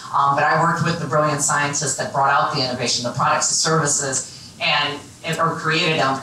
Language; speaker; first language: English; native; English